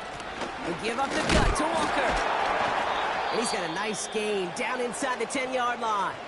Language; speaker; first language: English; native; English